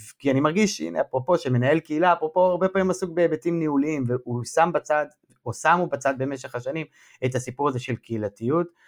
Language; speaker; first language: Hebrew; native; Hebrew